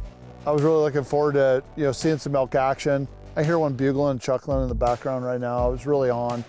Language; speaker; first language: English; native; English